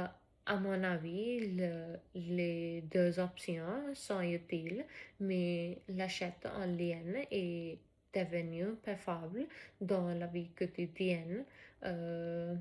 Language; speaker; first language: French; non-native, learner; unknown